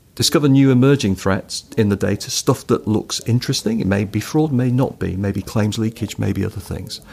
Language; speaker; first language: English; native; English